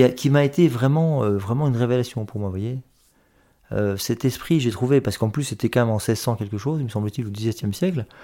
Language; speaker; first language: French; native; French